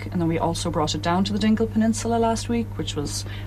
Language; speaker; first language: English; native; English